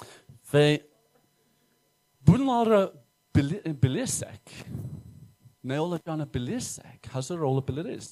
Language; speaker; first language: Turkish; non-native, fluent; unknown